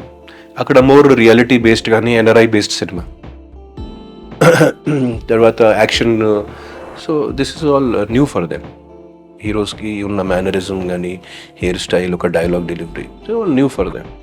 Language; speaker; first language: Telugu; non-native, fluent; Hindi